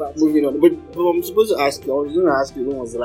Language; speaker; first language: English; non-native, local second language; Yoruba